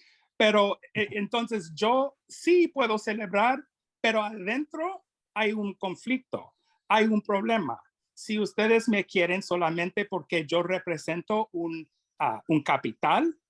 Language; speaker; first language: Spanish; non-native, fluent; English